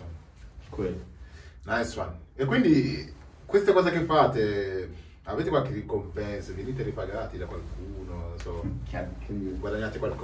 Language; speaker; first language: Italian; native; Italian